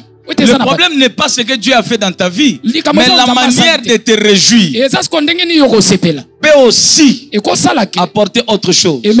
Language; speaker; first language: French; non-native, local second language; Lingala